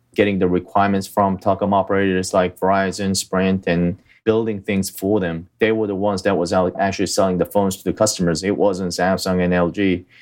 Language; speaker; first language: English; early bilingual, other home language; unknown